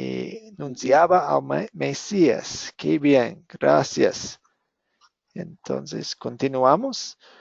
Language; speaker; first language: Spanish; non-native, fluent; English